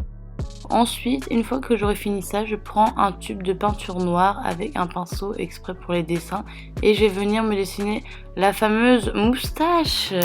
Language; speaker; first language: French; native; French